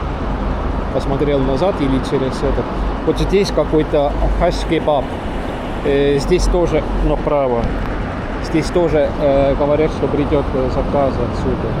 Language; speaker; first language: Russian; non-native, local second language; Estonian